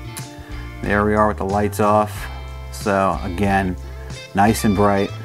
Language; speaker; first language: English; native; English